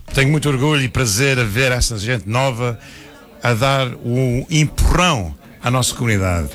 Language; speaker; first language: Portuguese; early bilingual, heritage; Portuguese